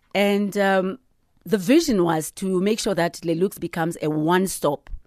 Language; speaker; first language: English; non-native, local second language; Southern Sotho